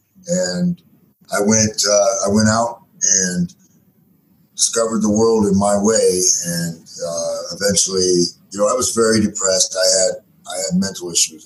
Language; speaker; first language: English; native; English